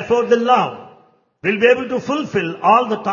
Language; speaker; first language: English; non-native, local second language; Telugu